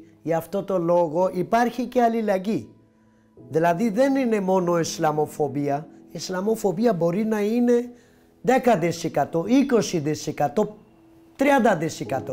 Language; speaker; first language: Greek; non-native, fluent; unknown